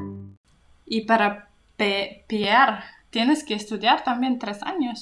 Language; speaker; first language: Spanish; non-native, learner; Russian